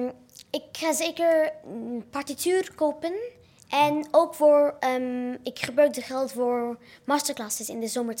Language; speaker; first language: Dutch; non-native, learner; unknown